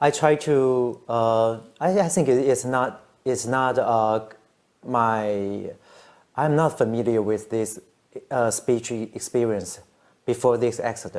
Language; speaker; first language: English; non-native, learner; Chinese